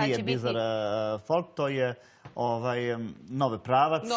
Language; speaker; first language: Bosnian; early bilingual, heritage; Bosnian